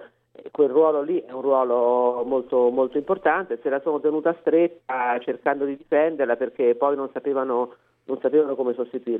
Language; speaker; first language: Italian; native; Italian